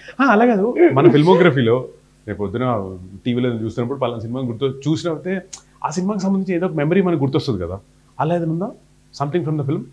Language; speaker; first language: Telugu; native; Telugu